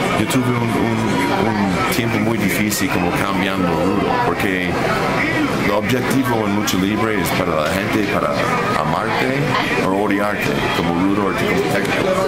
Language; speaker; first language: Spanish; non-native, fluent; English